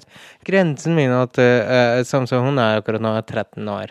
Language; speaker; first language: Norwegian; non-native, learner; Urdu